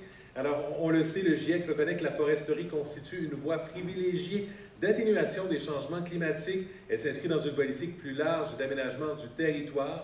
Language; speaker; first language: French; native; French